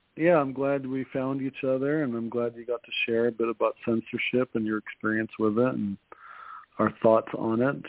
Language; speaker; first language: English; native; English